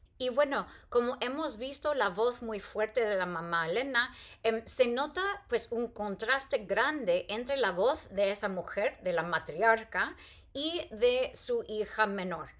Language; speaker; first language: Spanish; non-native, fluent; English